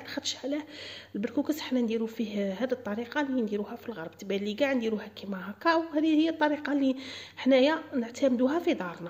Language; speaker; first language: Arabic; native; Arabic